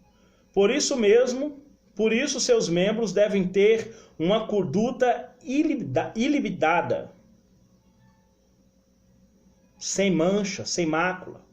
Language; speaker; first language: Portuguese; native; Portuguese